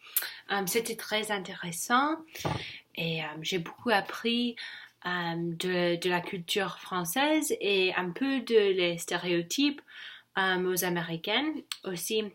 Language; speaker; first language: French; non-native, learner; English